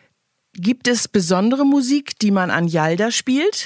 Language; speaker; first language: German; native; German